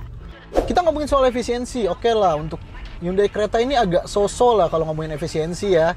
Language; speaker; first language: Indonesian; native; Indonesian